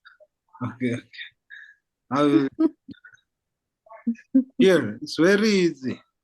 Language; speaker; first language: English; non-native, fluent; Tibetan